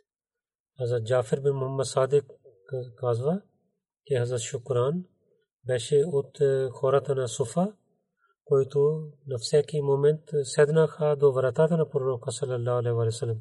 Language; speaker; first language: Bulgarian; non-native, learner; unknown